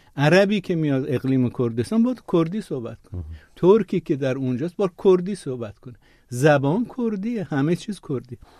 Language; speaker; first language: Persian; non-native, local second language; Azerbaijani